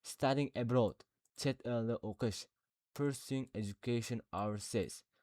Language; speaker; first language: English; non-native, learner; Uzbek